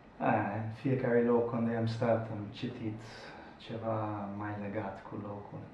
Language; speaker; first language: Romanian; non-native, fluent; English